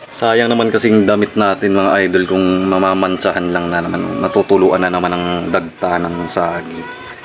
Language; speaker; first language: Filipino; non-native, local second language; Bikol